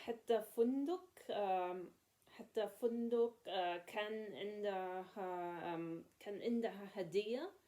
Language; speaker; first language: Arabic; non-native, learner; English